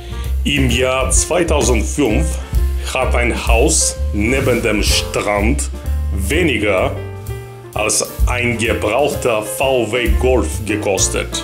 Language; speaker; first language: German; non-native, fluent; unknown